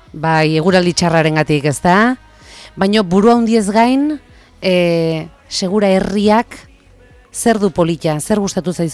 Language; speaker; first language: Basque; native; Basque